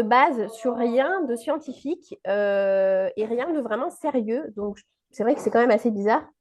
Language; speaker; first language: French; native; French